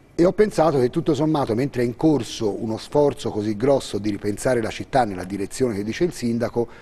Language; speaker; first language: Italian; native; Italian